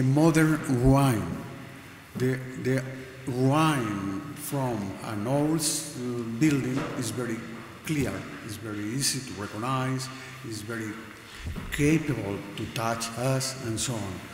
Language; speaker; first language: English; non-native, learner; Spanish